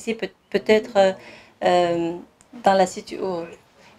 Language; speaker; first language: French; non-native, fluent; Kazakh